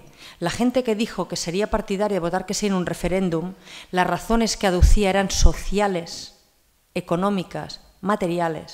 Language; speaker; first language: Spanish; non-native, local second language; Catalan